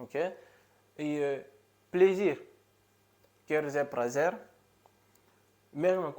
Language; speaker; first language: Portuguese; non-native, local second language; Upper Guinea Crioulo